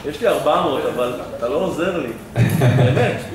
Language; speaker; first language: Hebrew; native; Hebrew